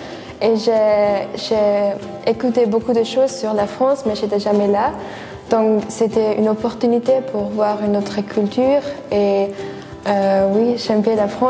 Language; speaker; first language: French; non-native, fluent; Swiss German